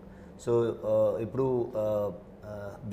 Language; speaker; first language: Telugu; non-native, learner; Kannada